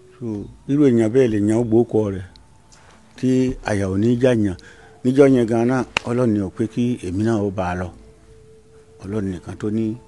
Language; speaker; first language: Yoruba; non-native, local second language; Fula